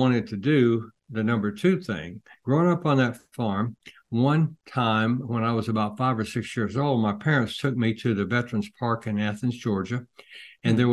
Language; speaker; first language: English; native; English